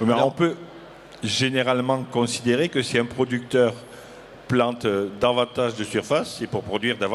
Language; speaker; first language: French; native; French